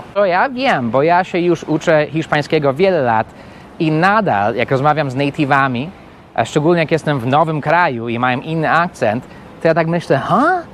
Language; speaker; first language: Polish; non-native, fluent; English